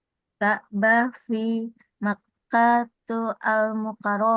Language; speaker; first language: Arabic; non-native, learner; Indonesian